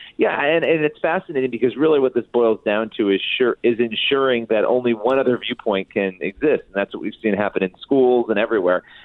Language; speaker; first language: English; native; English